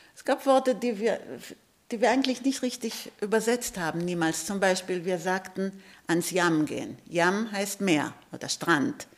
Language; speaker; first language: German; early bilingual, heritage; Hebrew